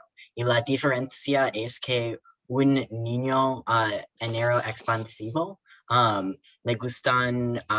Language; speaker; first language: Spanish; non-native, learner; English